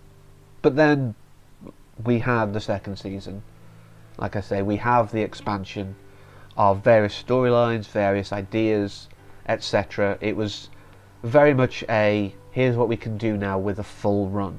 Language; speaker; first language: English; native; English